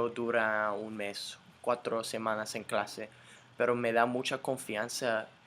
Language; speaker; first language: Spanish; non-native, fluent; English